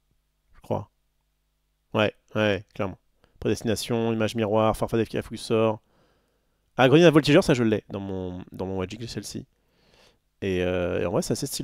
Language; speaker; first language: French; native; French